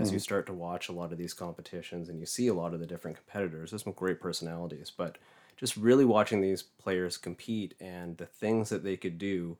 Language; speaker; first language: English; native; English